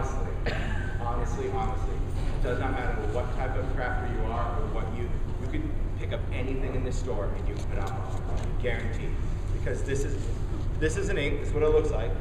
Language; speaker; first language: English; native; English